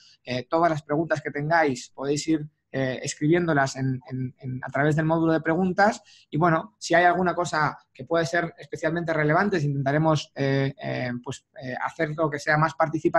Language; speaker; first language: Spanish; native; Spanish